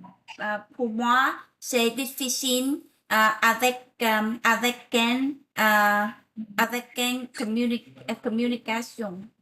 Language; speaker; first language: French; non-native, learner; Vietnamese